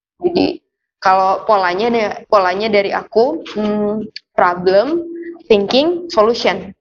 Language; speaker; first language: Indonesian; native; Indonesian